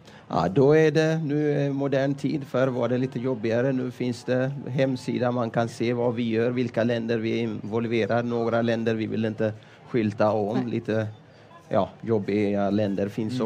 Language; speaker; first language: Swedish; non-native, fluent; Amharic